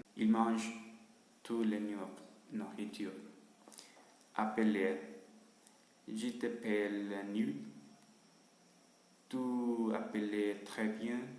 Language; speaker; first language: French; non-native, learner; Spanish